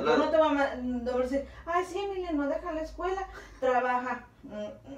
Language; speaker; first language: Spanish; native; Spanish